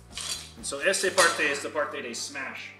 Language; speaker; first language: Spanish; non-native, learner; English